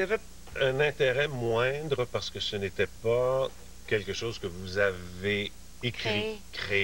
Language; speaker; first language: French; native; French